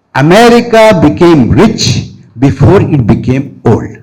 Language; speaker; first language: English; non-native, local second language; Telugu